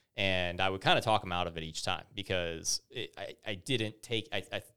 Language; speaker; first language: English; native; English